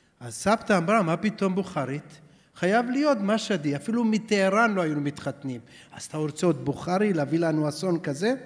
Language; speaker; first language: Hebrew; early bilingual, other home language; Persian